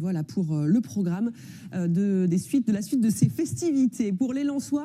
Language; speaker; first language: French; native; French